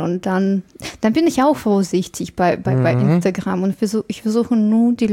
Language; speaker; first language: German; non-native, fluent; English